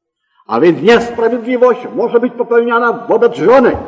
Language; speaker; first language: Polish; native; Polish